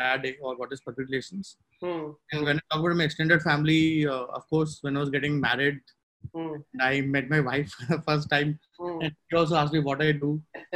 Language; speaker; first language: English; non-native, local second language; Telugu